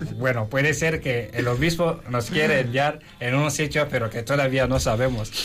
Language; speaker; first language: Spanish; non-native, fluent; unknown